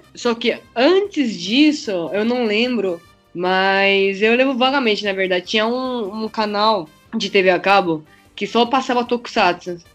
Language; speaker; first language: Portuguese; early bilingual, other home language; Japanese